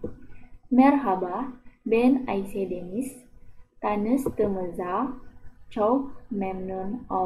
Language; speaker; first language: Turkish; non-native, learner; Indonesian